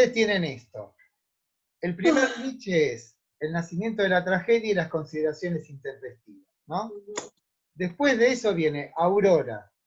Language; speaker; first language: Spanish; native; Spanish